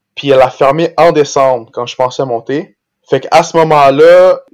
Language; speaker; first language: French; early bilingual, other home language; Portuguese